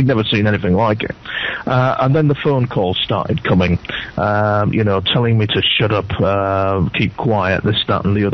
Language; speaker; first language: English; native; English